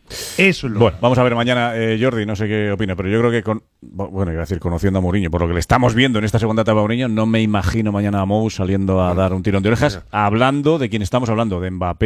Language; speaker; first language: Spanish; native; Spanish